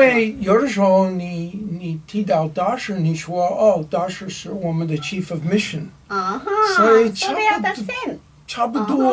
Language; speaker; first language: Chinese; non-native, learner; English